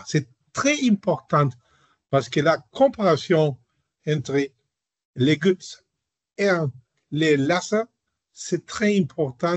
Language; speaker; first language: French; non-native, learner; Spanish